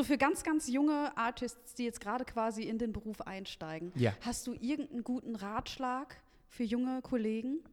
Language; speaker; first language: German; native; German